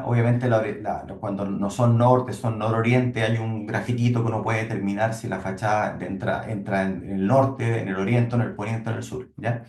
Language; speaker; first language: Spanish; native; Spanish